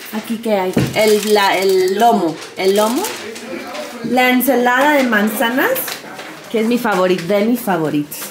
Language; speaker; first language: Spanish; non-native, fluent; English